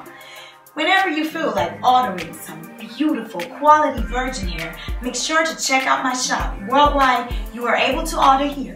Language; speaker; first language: English; non-native, fluent; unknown